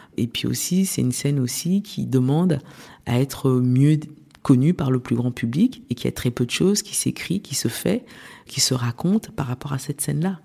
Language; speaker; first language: French; early bilingual, other home language; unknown